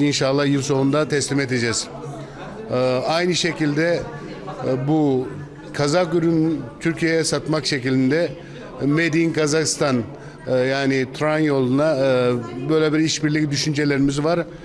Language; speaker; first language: Turkish; non-native, fluent; Kazakh